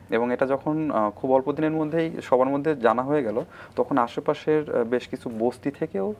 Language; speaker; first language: Bangla; native; Bangla